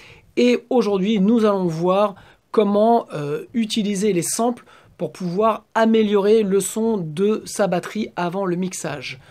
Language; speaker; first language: French; native; French